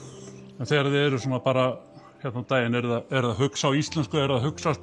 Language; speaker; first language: Icelandic; native; Icelandic